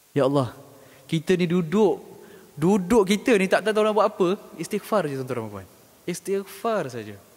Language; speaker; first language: Malay; native; Malay